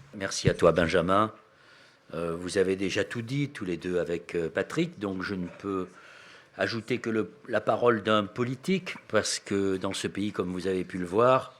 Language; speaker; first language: French; native; French